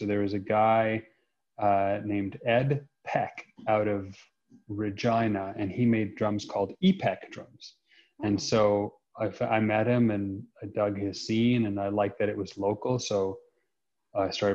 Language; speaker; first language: English; native; English